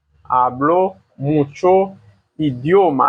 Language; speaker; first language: Spanish; non-native, learner; Haitian Creole